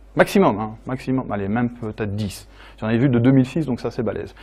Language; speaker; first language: French; native; French